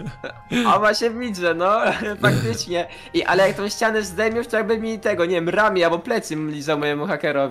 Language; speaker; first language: Polish; native; Polish